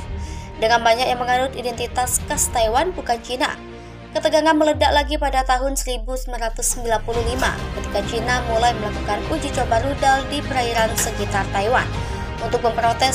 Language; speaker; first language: Indonesian; native; Indonesian